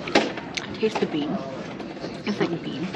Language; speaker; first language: English; non-native, learner; Thai